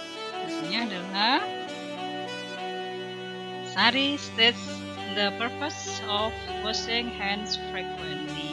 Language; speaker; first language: English; non-native, fluent; Indonesian